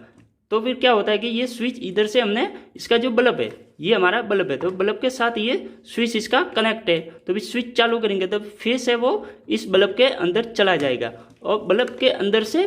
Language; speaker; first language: Hindi; native; Hindi